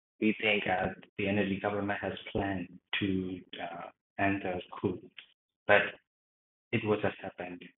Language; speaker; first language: English; non-native, learner; Burmese